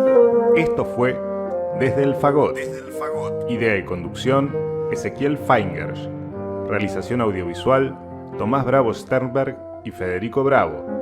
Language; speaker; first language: Spanish; native; Spanish